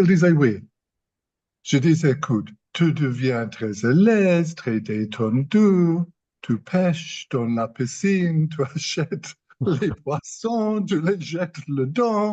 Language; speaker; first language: French; non-native, fluent; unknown